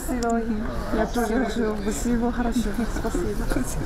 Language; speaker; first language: Russian; non-native, learner; Korean